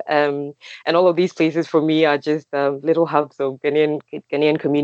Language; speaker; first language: English; non-native, local second language; Akan